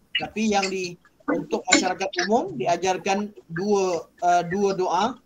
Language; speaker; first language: Malay; native; Malay